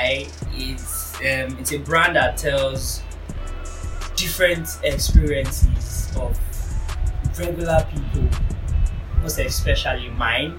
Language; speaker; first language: English; non-native, local second language; Yoruba